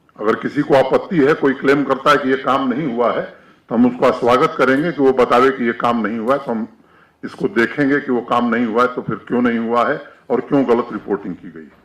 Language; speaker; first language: Hindi; native; Hindi